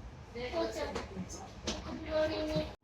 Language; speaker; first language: Japanese; native; Japanese